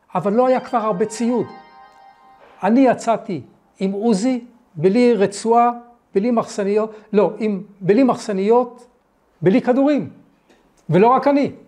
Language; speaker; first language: Hebrew; early bilingual, other home language; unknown